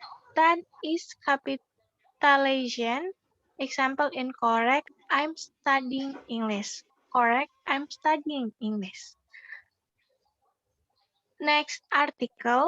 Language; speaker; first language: English; non-native, learner; Indonesian